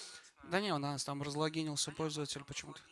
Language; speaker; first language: Russian; native; Russian